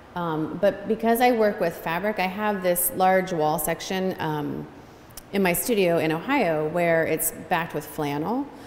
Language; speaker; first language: English; native; English